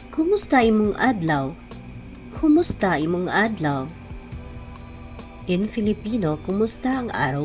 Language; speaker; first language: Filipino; non-native, local second language; Cebuano